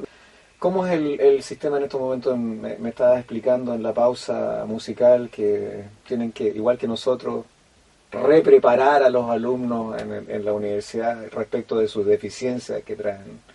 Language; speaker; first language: Spanish; native; Spanish